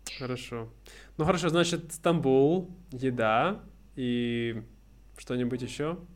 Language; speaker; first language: Russian; native; Russian